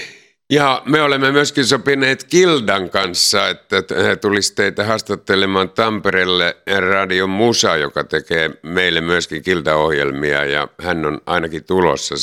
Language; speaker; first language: Finnish; native; Finnish